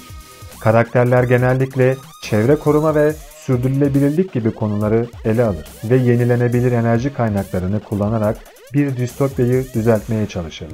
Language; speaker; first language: Turkish; native; Turkish